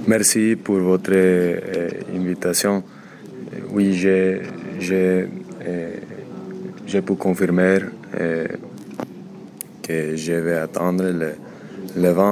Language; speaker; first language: French; non-native, learner; English